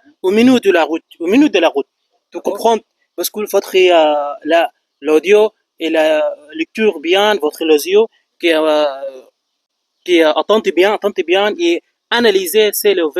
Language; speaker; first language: French; non-native, fluent; Arabic